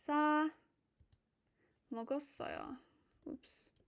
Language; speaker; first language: Korean; non-native, learner; English